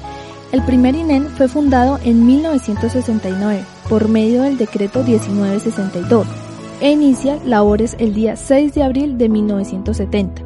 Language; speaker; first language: Spanish; native; Spanish